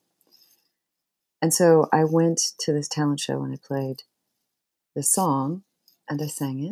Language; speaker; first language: English; native; English